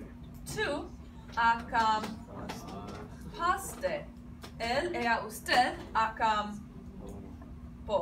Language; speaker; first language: Spanish; non-native, fluent; English